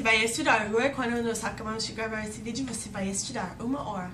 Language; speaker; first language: Portuguese; non-native, learner; English